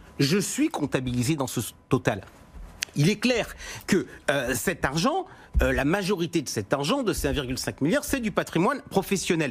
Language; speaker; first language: French; native; French